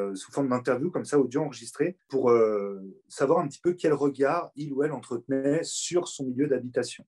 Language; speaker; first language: French; native; French